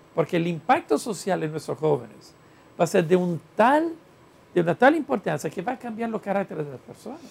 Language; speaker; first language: Spanish; non-native, fluent; Italian